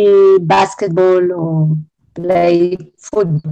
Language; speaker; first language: English; non-native, learner; Spanish